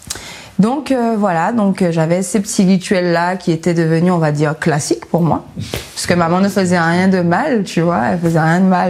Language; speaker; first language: French; native; French